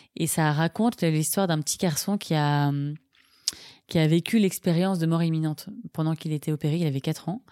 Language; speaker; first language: French; native; French